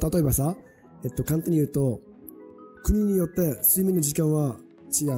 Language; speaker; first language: Japanese; non-native, fluent; Arabic